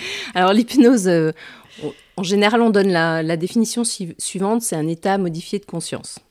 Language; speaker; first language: French; native; French